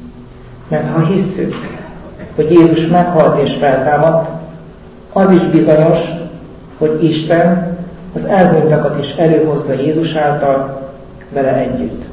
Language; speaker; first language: Hungarian; native; Hungarian